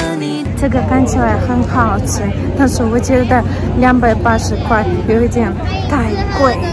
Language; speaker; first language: Chinese; non-native, fluent; Russian